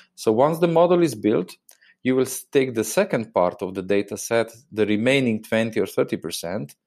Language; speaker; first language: English; non-native, fluent; Slovenian